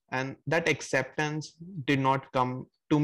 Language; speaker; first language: English; non-native, local second language; Hindi